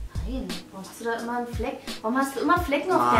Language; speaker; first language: German; native; German